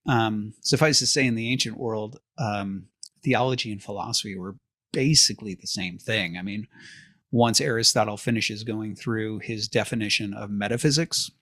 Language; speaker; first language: English; native; English